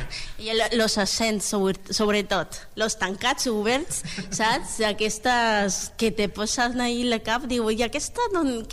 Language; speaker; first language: Catalan; non-native, learner; Spanish